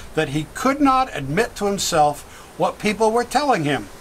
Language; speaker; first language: English; native; English